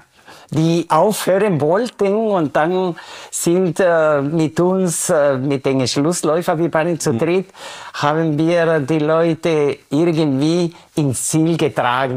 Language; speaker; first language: German; non-native, fluent; Spanish